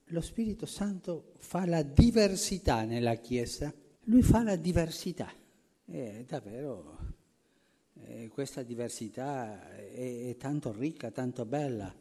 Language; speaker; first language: Italian; non-native, fluent; Spanish